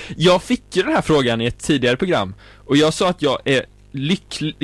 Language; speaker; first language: Swedish; native; Swedish